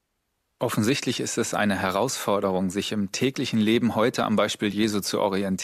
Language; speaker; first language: German; native; German